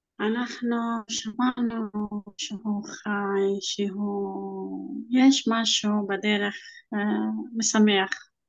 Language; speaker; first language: Hebrew; non-native, local second language; Arabic